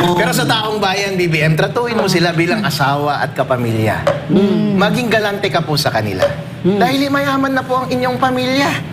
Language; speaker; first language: Filipino; non-native, local second language; Iloko